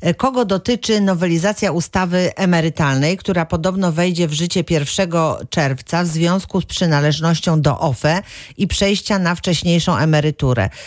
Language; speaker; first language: Polish; native; Polish